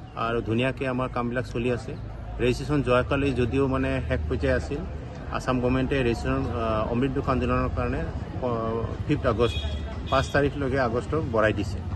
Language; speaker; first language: Assamese; non-native, local second language; Bangla